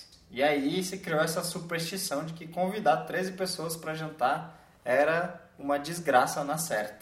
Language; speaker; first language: Portuguese; native; Portuguese